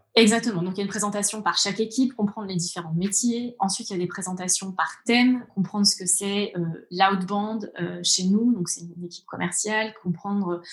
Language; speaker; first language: French; native; French